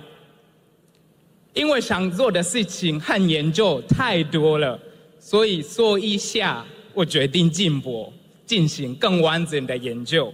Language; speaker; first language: Chinese; non-native, fluent; Swahili